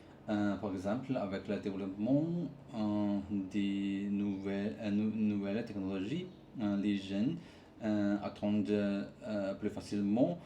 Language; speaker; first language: French; non-native, learner; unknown